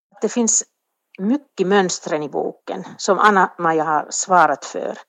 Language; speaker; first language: Swedish; non-native, local second language; Finnish